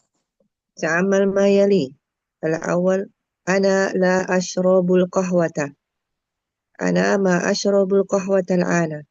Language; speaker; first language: Arabic; non-native, learner; Indonesian